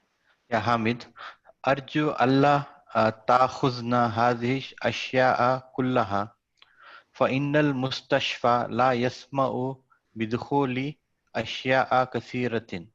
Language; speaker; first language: Arabic; non-native, learner; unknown